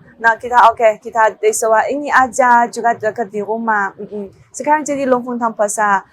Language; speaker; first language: Indonesian; non-native, learner; Chinese